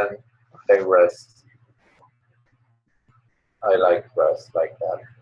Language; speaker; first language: English; non-native, learner; Polish